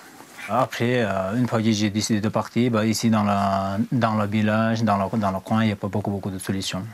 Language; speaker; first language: French; non-native, fluent; Sherpa